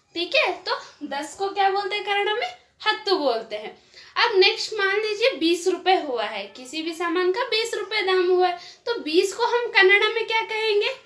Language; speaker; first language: Hindi; native; Hindi